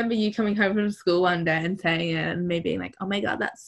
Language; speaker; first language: English; native; English